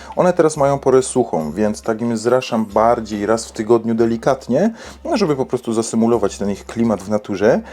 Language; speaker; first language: Polish; native; Polish